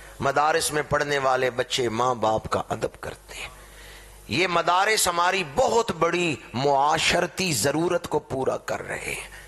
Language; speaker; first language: Urdu; non-native, local second language; Punjabi